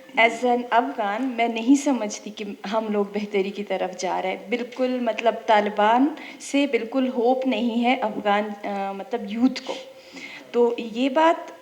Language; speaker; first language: Urdu; non-native, fluent; Pashto